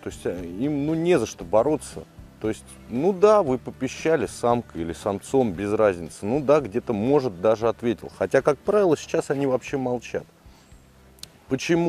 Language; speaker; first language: Russian; native; Russian